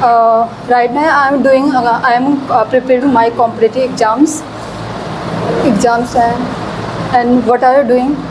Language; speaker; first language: English; non-native, learner; Hindi